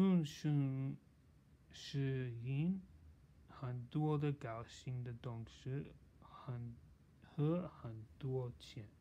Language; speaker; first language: Chinese; non-native, learner; English